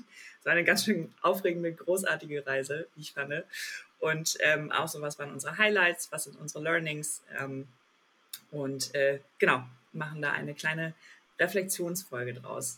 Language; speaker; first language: German; native; German